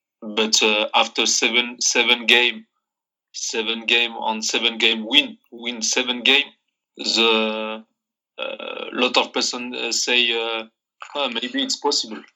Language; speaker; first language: English; non-native, learner; Arabic